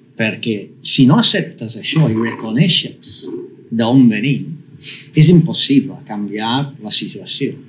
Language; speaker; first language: Catalan; non-native, fluent; English